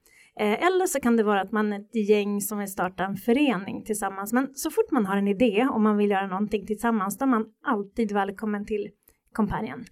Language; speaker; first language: Swedish; native; Swedish